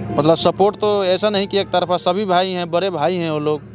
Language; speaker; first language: Hindi; native; Hindi